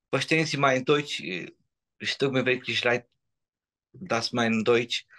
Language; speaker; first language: German; non-native, learner; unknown